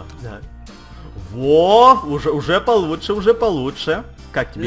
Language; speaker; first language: Russian; native; Russian